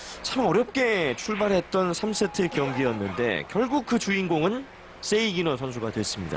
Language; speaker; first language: Korean; native; Korean